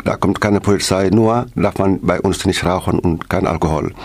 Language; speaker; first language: German; non-native, learner; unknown